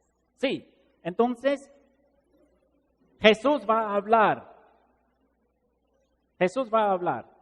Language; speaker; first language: Spanish; non-native, fluent; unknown